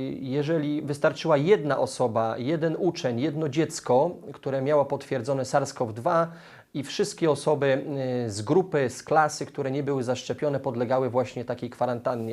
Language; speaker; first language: Polish; native; Polish